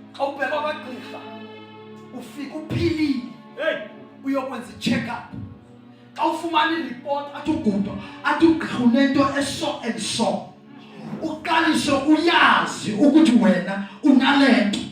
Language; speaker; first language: Zulu; non-native, local second language; Xhosa